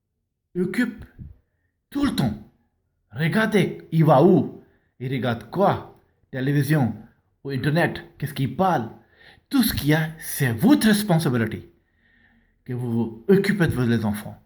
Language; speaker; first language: French; non-native, learner; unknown